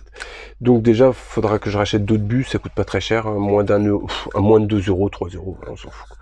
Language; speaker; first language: French; native; French